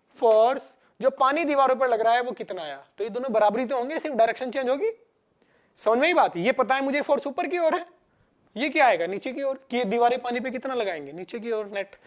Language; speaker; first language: Hindi; non-native, local second language; Gujarati